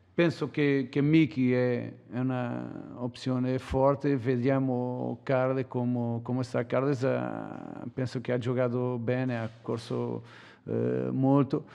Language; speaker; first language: Italian; non-native, learner; Portuguese